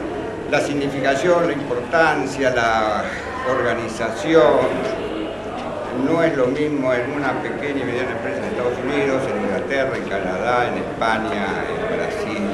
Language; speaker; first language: Spanish; native; Spanish